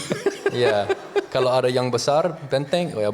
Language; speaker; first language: Indonesian; non-native, learner; English